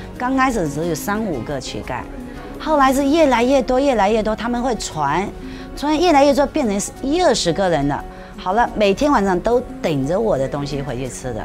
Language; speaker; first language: Chinese; non-native, local second language; Hakka Chinese